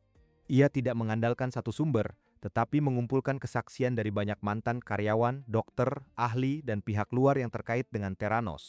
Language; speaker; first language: Indonesian; native; Indonesian